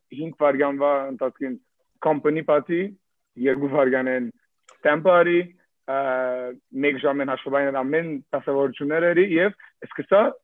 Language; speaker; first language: Armenian; early bilingual, heritage; Armenian